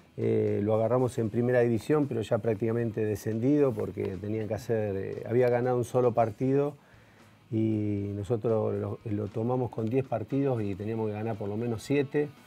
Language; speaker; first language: Spanish; native; Spanish